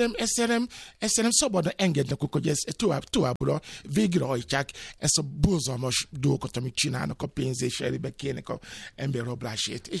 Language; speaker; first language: Hungarian; non-native, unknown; Yoruba